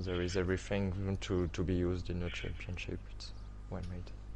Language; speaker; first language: English; non-native, fluent; French